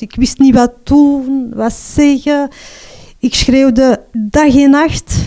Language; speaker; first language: Dutch; non-native, local second language; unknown